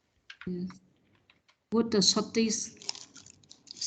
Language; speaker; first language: English; non-native, learner; Vietnamese